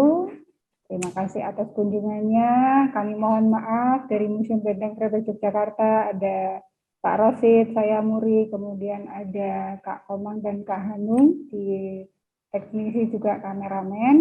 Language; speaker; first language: Indonesian; native; Indonesian